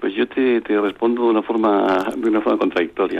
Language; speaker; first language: Spanish; native; Spanish